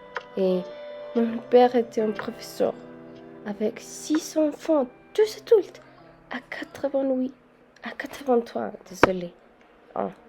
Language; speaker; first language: French; non-native, learner; Spanish